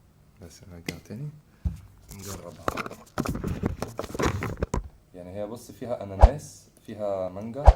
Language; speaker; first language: Arabic; native; Arabic